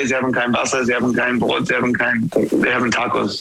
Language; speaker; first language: German; non-native, fluent; English